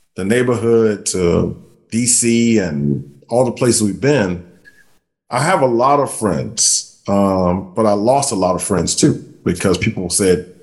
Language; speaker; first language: English; native; English